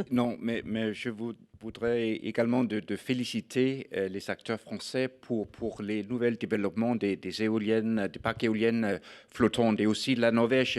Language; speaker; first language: French; non-native, fluent; Danish